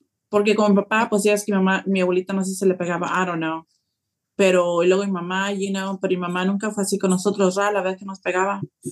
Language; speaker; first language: Spanish; early bilingual, heritage; Spanish